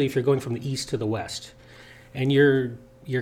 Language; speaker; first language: English; native; English